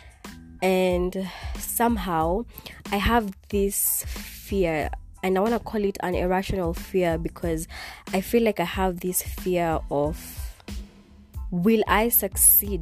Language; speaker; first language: English; non-native, local second language; Kikuyu